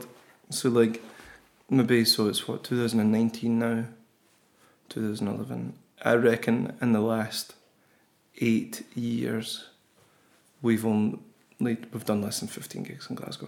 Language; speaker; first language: English; native; English